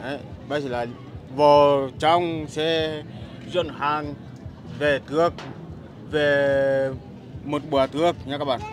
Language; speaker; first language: Vietnamese; non-native, learner; Portuguese